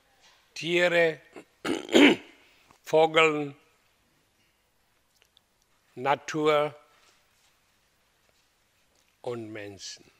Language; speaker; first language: German; non-native, fluent; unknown